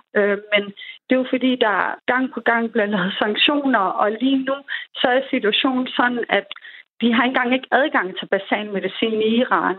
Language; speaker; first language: Danish; early bilingual, other home language; Persian